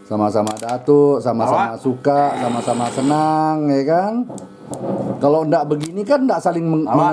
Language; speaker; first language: Indonesian; native; Indonesian